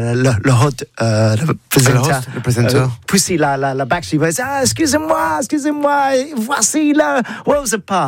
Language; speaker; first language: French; non-native, learner; English